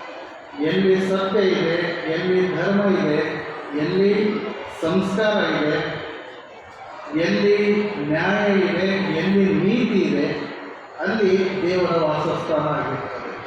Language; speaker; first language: Kannada; native; Kannada